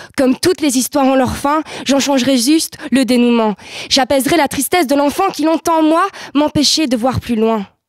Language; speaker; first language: French; native; French